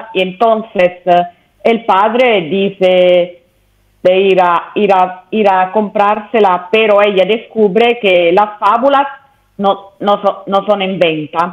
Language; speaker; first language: Spanish; non-native, learner; Italian